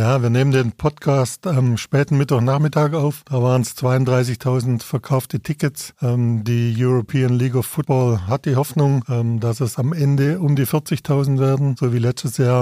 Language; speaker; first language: German; native; German